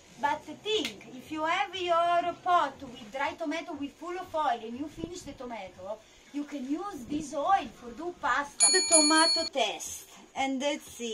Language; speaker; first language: English; non-native, learner; Italian